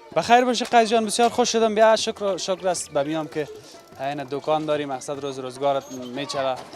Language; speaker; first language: Persian; native; Persian